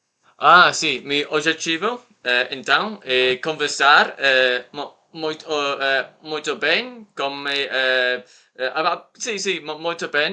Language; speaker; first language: Portuguese; non-native, learner; English